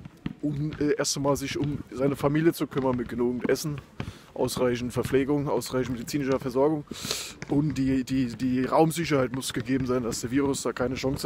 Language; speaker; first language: German; native; German